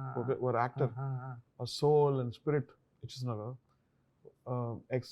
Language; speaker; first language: Telugu; non-native, local second language; Tamil